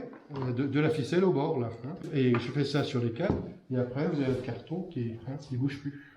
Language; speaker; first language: French; native; French